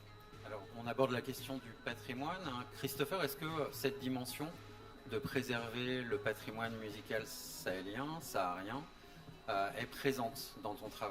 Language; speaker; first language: French; native; French